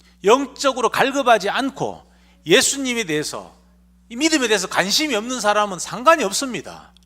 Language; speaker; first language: Korean; native; Korean